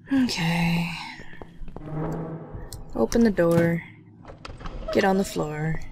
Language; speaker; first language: English; native; English